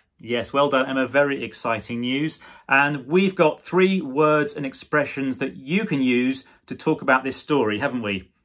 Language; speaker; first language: English; native; English